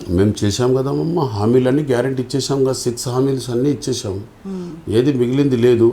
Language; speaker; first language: Telugu; non-native, local second language; Lambadi